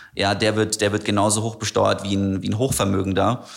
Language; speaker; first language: German; native; German